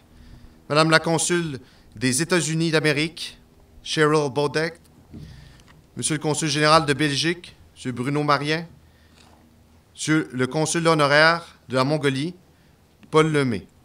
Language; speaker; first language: French; native; French